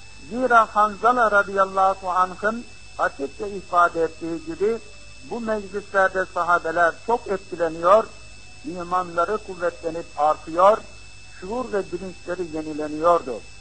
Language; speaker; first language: Turkish; native; Turkish